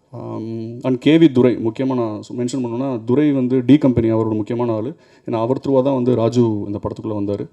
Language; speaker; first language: Tamil; native; Tamil